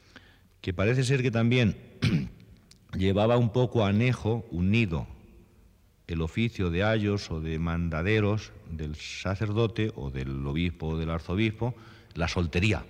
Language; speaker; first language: Spanish; native; Spanish